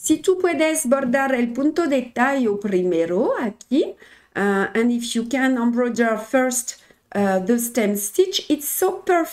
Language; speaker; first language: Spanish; non-native, learner; French